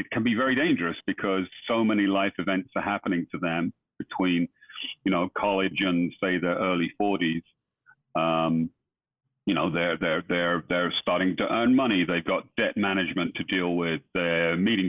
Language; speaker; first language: English; native; English